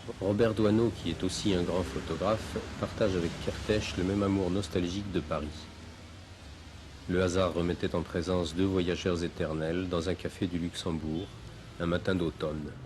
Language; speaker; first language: French; native; French